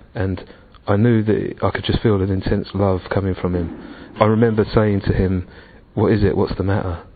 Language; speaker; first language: English; native; English